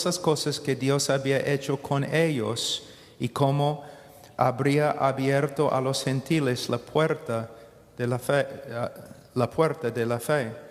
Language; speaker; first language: Spanish; non-native, fluent; English